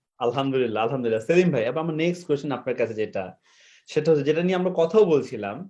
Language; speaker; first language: Bangla; native; Bangla